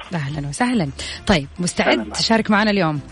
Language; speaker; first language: Arabic; native; Arabic